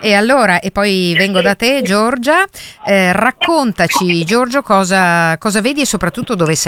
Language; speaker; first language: Italian; native; Italian